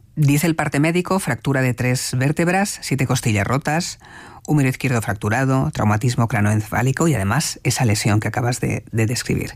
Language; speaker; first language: Spanish; native; Spanish